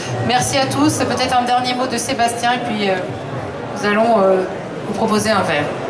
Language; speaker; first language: French; native; French